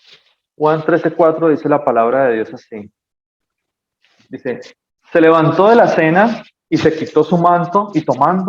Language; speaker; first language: Spanish; native; Spanish